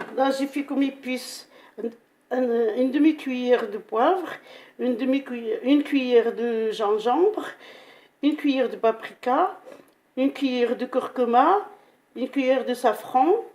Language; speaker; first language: French; non-native, local second language; Arabic